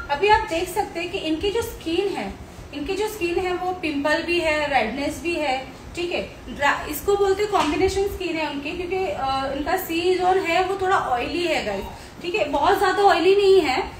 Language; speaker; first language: Hindi; non-native, local second language; Gujarati